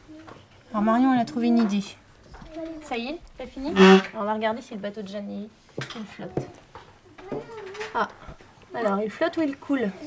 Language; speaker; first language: French; native; French